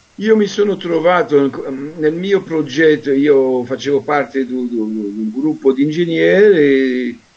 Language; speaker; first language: Italian; non-native, fluent; French